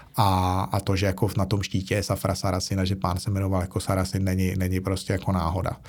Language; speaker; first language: Czech; native; Czech